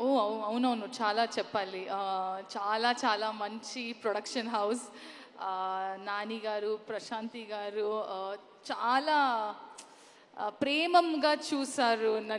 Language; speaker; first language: Telugu; non-native, learner; Kannada